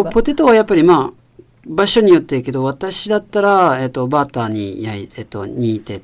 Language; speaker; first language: Japanese; non-native, fluent; French